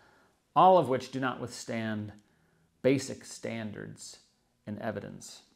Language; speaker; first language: English; native; English